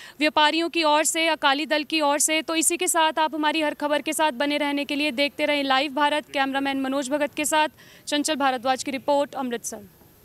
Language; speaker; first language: Hindi; native; Hindi